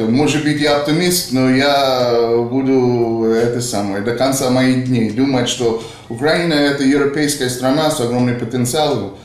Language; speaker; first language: Russian; non-native, fluent; English